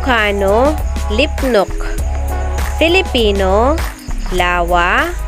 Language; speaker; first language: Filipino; non-native, local second language; Iloko